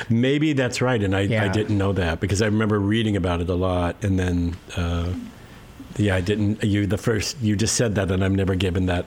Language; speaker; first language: English; native; English